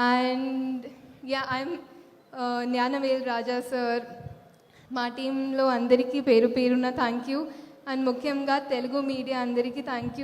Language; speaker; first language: Telugu; non-native, fluent; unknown